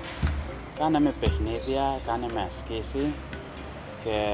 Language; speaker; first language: Greek; non-native, learner; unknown